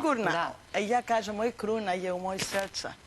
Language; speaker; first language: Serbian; non-native, learner; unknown